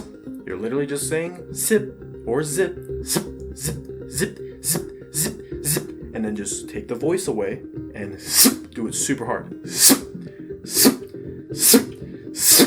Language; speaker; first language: English; native; English